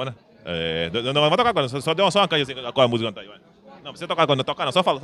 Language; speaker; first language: Portuguese; native; Portuguese